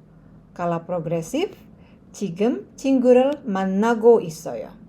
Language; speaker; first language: Korean; non-native, fluent; Indonesian